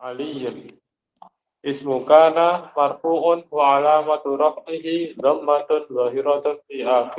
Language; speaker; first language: Arabic; non-native, learner; Indonesian